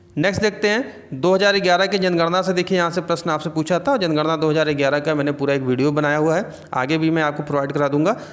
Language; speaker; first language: Hindi; native; Hindi